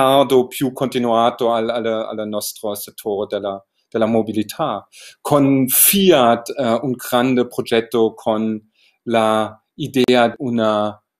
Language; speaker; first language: Italian; non-native, learner; German